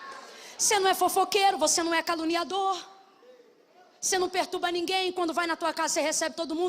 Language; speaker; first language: Portuguese; native; Portuguese